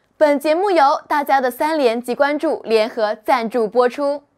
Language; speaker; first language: Chinese; native; Chinese